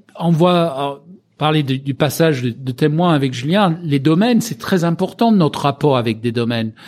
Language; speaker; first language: French; non-native, fluent; English